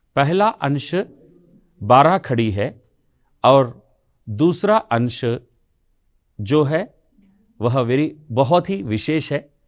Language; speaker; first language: Hindi; non-native, local second language; Telugu